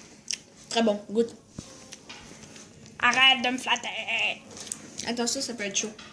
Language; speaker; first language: French; native; French